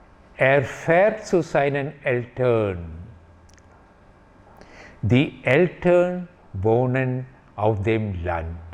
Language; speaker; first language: German; non-native, fluent; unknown